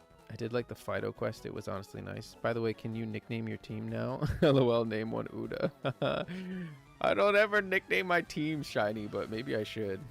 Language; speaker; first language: English; native; English